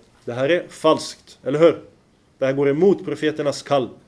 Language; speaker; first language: Swedish; non-native, fluent; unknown